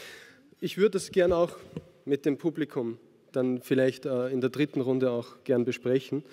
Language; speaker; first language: German; native; German